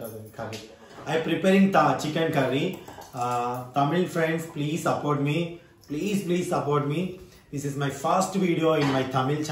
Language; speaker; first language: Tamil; non-native, learner; Telugu